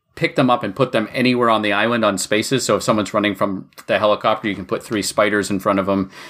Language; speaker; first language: English; native; English